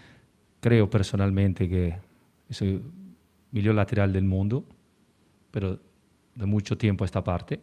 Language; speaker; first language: Portuguese; non-native, learner; Spanish